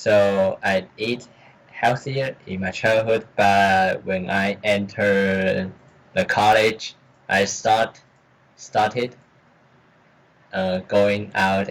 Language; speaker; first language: English; non-native, learner; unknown